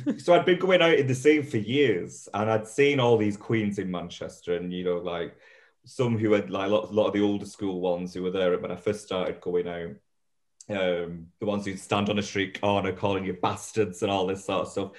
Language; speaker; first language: English; native; English